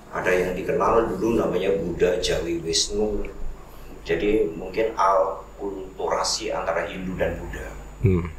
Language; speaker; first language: Indonesian; non-native, local second language; Javanese